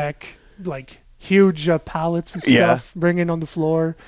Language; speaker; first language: English; non-native, fluent; French